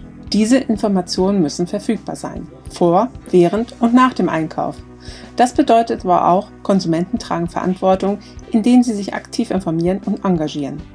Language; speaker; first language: German; native; German